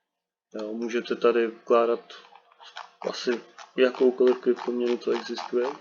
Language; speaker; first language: Czech; native; Czech